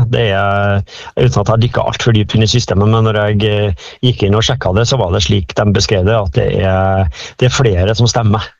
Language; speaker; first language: Norwegian; native; Norwegian